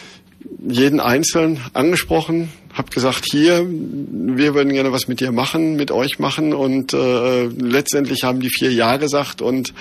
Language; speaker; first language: German; native; German